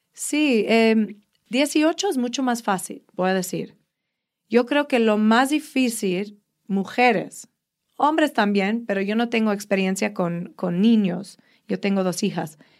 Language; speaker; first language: Spanish; early bilingual, heritage; Spanish